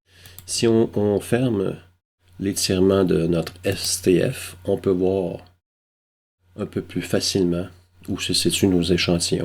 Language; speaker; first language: French; native; French